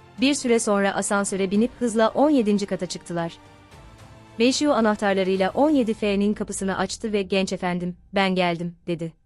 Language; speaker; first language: Turkish; native; Turkish